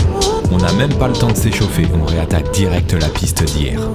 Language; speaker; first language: French; native; French